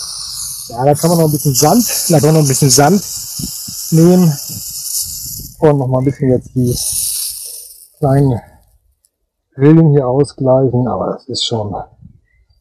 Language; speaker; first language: German; native; German